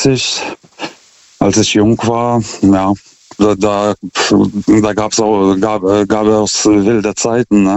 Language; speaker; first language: German; non-native, fluent; Lithuanian